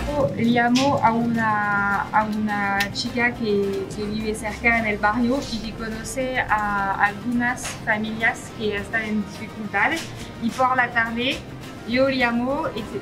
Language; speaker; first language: Spanish; non-native, fluent; French